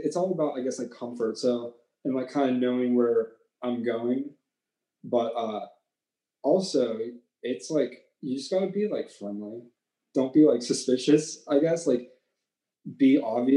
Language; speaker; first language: English; native; English